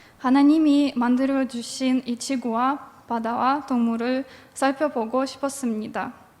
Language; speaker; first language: Korean; non-native, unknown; Russian